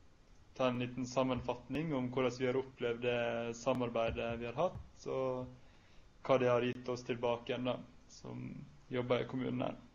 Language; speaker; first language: Norwegian; native; Norwegian